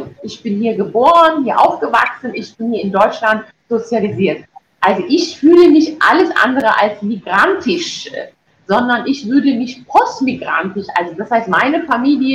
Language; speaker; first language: German; early bilingual, other home language; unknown